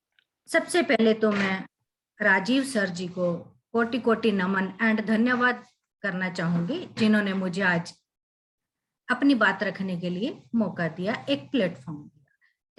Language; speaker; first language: Hindi; native; Hindi